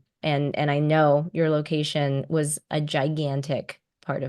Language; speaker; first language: English; native; English